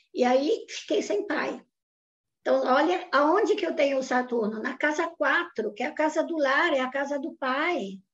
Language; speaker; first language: Portuguese; non-native, fluent; Italian